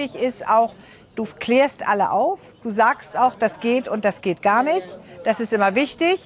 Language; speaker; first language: German; native; German